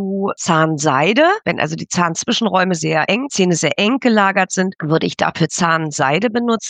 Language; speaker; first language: German; native; German